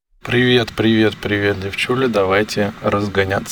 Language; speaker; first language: Russian; native; Russian